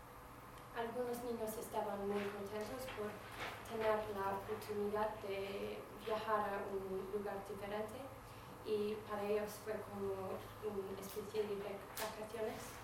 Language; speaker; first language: Spanish; non-native, fluent; English